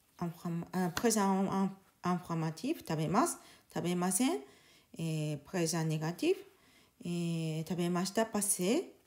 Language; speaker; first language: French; non-native, learner; Japanese